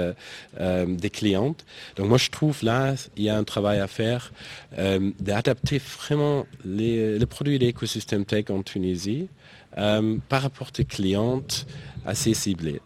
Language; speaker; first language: French; non-native, fluent; German